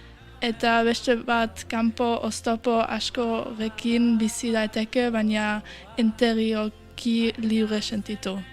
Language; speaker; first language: Basque; early bilingual, heritage; Basque